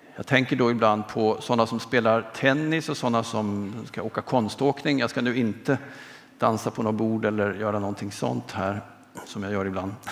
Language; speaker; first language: Swedish; native; Swedish